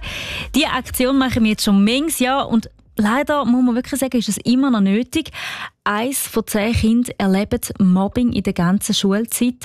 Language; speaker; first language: German; native; German